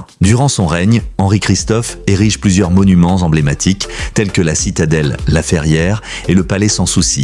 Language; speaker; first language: French; non-native, local second language; Haitian Creole